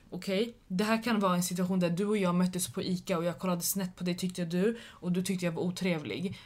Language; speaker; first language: Swedish; early bilingual, other home language; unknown